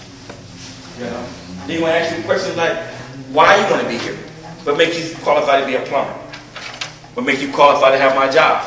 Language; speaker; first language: English; native; English